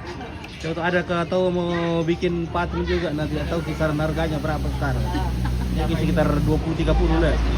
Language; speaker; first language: Indonesian; non-native, local second language; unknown